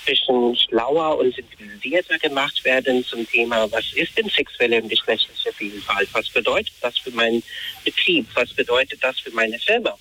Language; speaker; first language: German; non-native, fluent; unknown